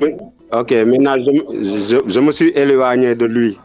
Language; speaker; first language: French; non-native, local second language; Wolof